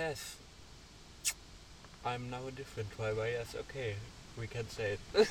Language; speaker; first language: English; non-native, learner; German